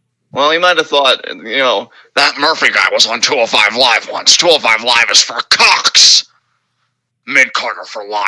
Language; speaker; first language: English; native; English